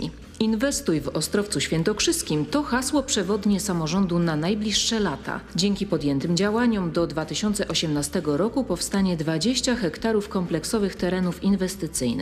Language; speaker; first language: Polish; native; Polish